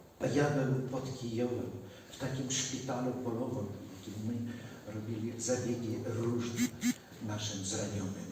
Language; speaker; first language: Polish; non-native, learner; Ukrainian